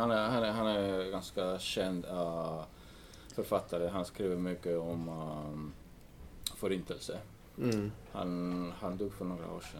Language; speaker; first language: Swedish; non-native, fluent; English